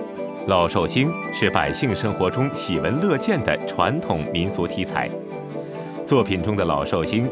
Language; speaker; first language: Chinese; native; Chinese